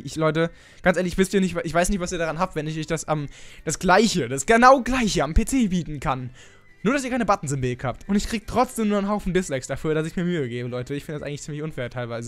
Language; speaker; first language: German; native; German